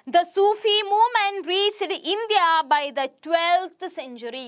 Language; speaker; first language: English; non-native, local second language; Malayalam